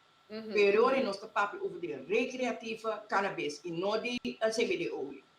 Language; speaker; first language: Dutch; non-native, local second language; Papiamento